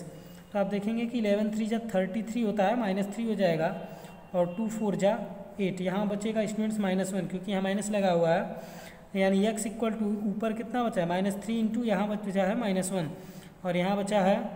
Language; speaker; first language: Hindi; native; Hindi